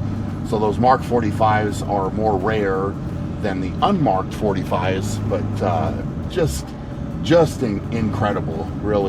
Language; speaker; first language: English; native; English